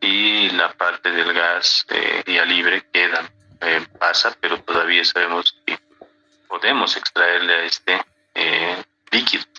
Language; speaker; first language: Spanish; native; Spanish